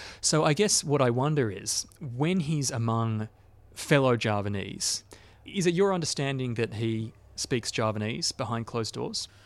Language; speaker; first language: English; native; English